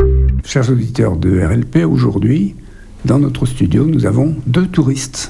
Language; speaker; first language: French; native; French